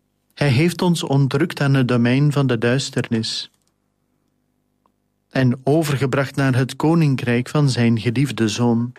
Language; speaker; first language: Dutch; native; Dutch